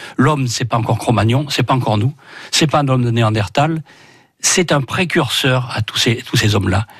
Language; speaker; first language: French; native; French